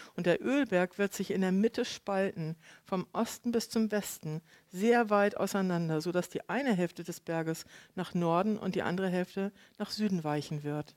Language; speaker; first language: German; native; German